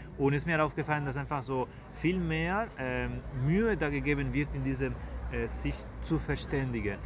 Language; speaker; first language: German; non-native, fluent; Spanish